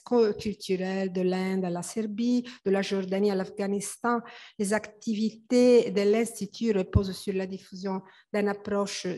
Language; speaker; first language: French; non-native, fluent; Italian